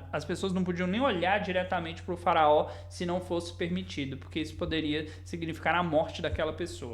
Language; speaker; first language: Portuguese; native; Portuguese